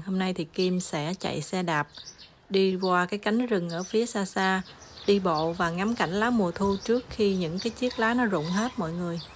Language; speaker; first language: Vietnamese; native; Vietnamese